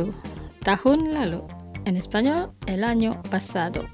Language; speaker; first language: Spanish; non-native, fluent; Indonesian